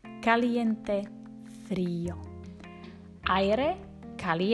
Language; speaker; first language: Spanish; non-native, fluent; Slovak